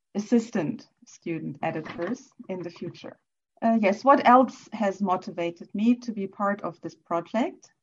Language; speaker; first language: English; non-native, fluent; German